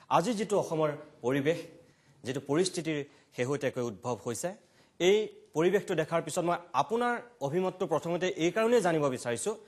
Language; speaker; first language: Assamese; native; Assamese